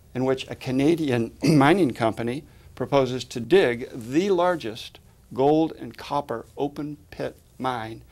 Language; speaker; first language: English; native; English